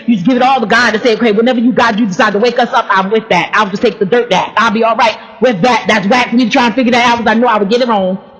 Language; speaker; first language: English; native; English